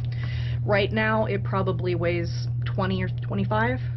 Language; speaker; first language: English; native; English